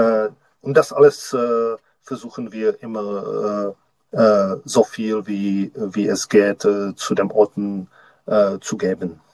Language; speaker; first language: German; non-native, learner; Czech